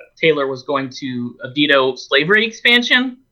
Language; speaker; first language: English; native; English